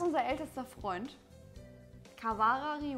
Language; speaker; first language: German; native; German